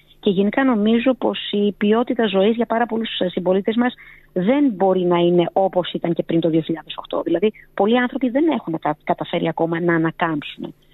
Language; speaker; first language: Greek; early bilingual, heritage; Greek